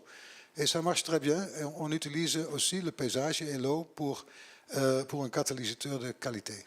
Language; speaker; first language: French; non-native, learner; Dutch